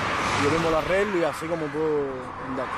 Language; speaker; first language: Spanish; native; Spanish